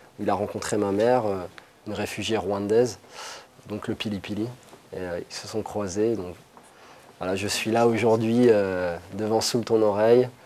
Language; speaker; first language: French; native; French